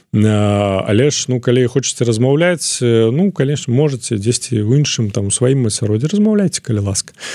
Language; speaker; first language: Belarusian; non-native, local second language; Russian